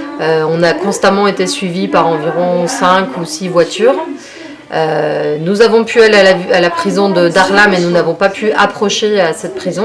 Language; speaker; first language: French; native; French